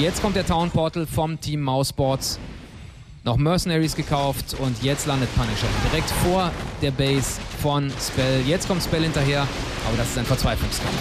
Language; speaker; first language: German; native; German